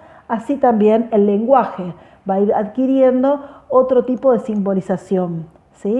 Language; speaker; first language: Spanish; native; Spanish